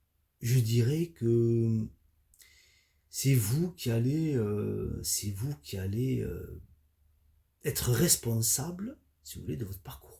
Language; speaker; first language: French; native; French